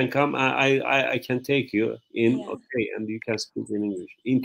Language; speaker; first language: English; non-native, fluent; Turkish